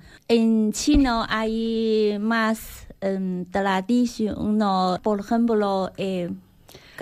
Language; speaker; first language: Spanish; non-native, learner; Chinese